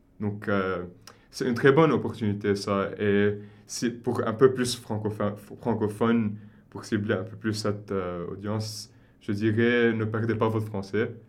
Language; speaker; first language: French; non-native, local second language; Arabic